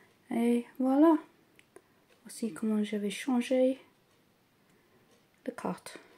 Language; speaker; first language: French; non-native, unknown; English